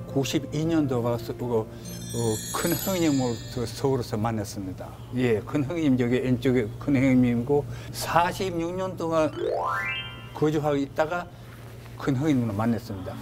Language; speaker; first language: Korean; early bilingual, heritage; Korean